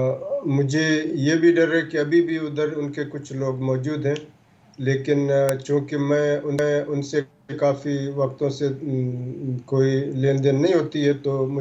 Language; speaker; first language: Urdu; non-native, local second language; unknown